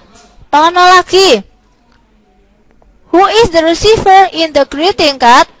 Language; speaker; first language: English; non-native, local second language; Indonesian